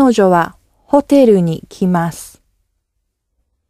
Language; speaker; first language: Japanese; non-native, learner; English